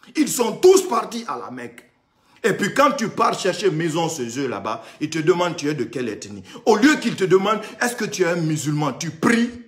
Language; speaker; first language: French; non-native, local second language; Susu